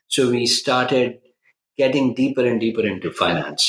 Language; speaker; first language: English; non-native, local second language; Urdu